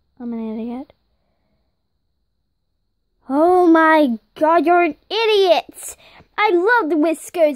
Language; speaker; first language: English; native; English